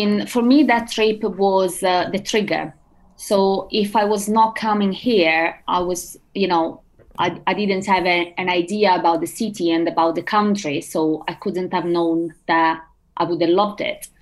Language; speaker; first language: English; non-native, fluent; Italian